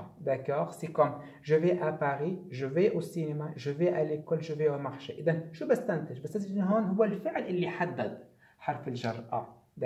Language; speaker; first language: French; non-native, fluent; Arabic